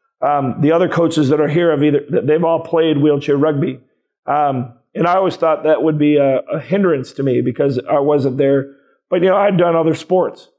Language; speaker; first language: English; native; English